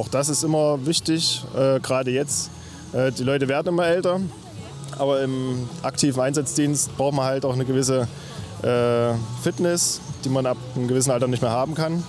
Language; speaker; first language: German; native; German